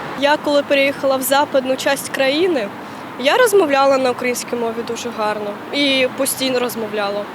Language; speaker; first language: Ukrainian; non-native, local second language; Russian